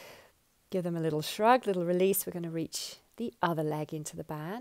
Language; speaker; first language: English; native; English